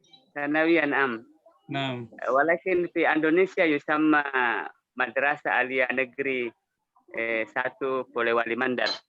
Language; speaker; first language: Arabic; non-native, learner; Indonesian